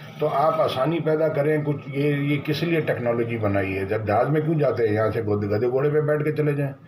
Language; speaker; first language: Urdu; native; Urdu